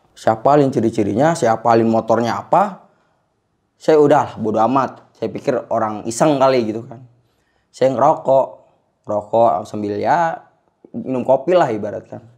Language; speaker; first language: Indonesian; native; Indonesian